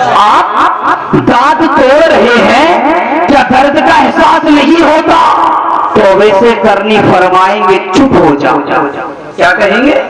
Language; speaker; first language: Urdu; native; Urdu